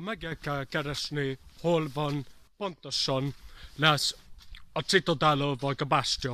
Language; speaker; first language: Hungarian; non-native, learner; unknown